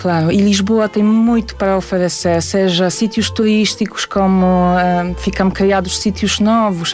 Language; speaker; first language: Portuguese; non-native, fluent; Polish